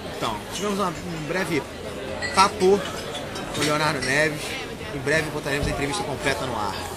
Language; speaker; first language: Portuguese; native; Portuguese